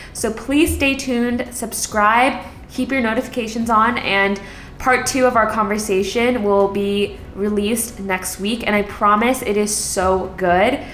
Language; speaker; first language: English; early bilingual, other home language; Korean